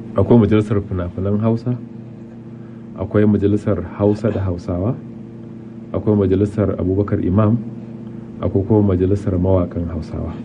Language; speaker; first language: Hausa; native; Hausa